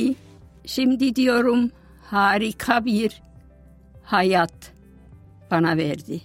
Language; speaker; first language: Turkish; non-native, fluent; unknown